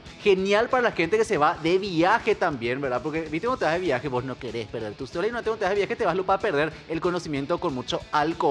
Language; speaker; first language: Spanish; native; Spanish